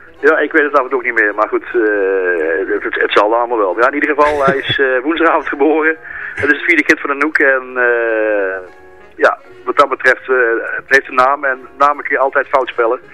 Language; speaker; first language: Dutch; native; Dutch